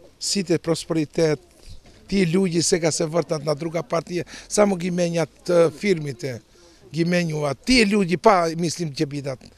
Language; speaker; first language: Macedonian; non-native, local second language; Albanian